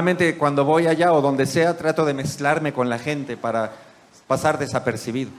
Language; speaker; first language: Spanish; native; Spanish